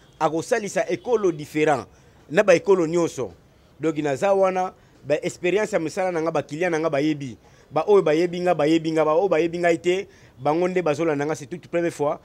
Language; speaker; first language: Lingala; non-native, local second language; Kongo